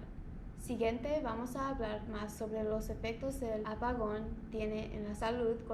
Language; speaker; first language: Spanish; non-native, learner; English